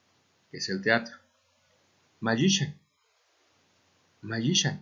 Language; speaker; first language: Spanish; native; Spanish